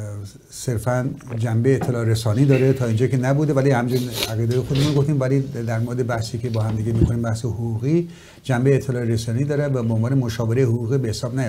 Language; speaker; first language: Persian; native; Persian